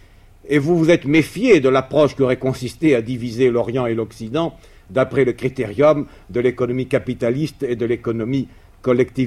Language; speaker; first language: French; native; French